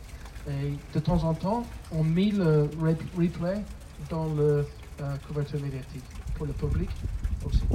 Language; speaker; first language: French; non-native, fluent; English